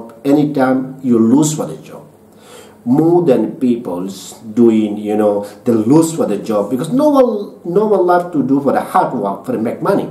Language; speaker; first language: English; non-native, learner; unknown